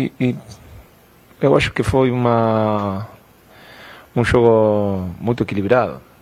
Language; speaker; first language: Portuguese; non-native, fluent; Spanish